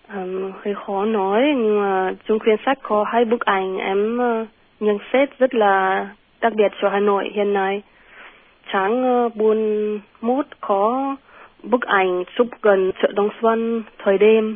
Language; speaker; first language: Vietnamese; non-native, fluent; German